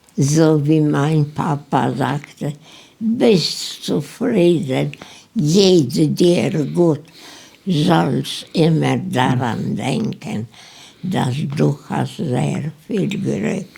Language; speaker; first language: German; non-native, learner; Polish